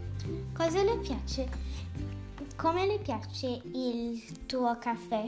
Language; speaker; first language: Italian; early bilingual, heritage; Italian